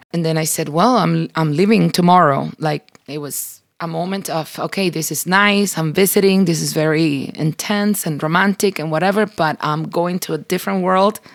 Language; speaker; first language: English; early bilingual, other home language; Spanish